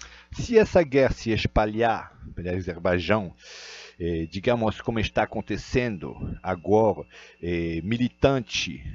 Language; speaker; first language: Portuguese; non-native, fluent; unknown